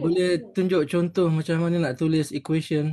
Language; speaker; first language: Malay; native; Malay